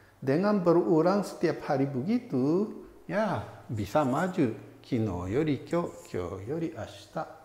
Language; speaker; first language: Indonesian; non-native, fluent; Japanese